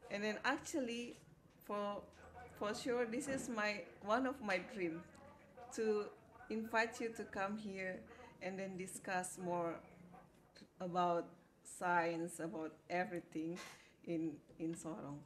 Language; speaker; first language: English; non-native, fluent; Indonesian